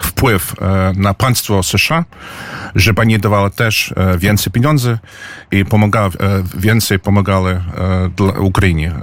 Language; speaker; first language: Polish; early bilingual, heritage; English